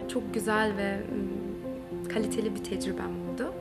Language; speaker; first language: Turkish; non-native, fluent; Macedonian